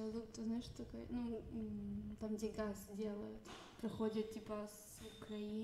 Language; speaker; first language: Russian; early bilingual, heritage; Russian